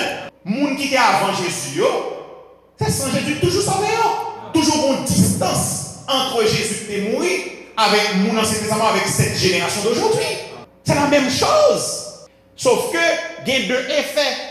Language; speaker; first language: French; non-native, local second language; Haitian Creole